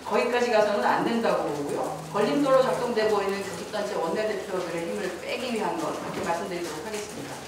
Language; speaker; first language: Korean; native; Korean